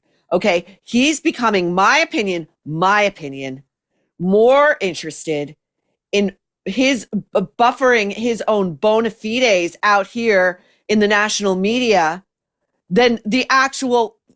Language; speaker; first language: English; native; English